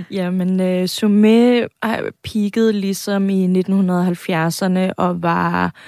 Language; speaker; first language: Danish; native; Danish